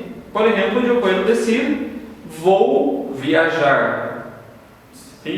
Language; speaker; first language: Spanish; non-native, fluent; Portuguese